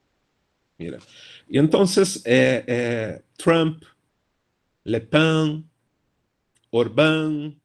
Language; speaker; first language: Spanish; non-native, fluent; Portuguese